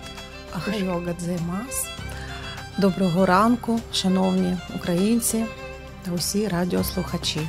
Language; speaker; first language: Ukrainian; non-native, local second language; Russian